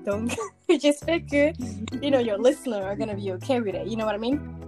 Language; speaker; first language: English; early bilingual, other home language; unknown